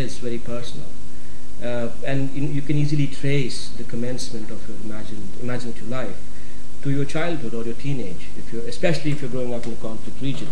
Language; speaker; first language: English; non-native, local second language; Kashmiri